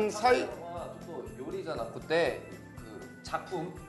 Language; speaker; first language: Japanese; non-native, learner; Korean